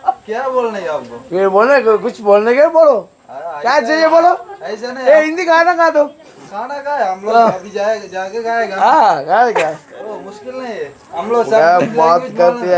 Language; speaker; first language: Hindi; non-native, learner; Tamil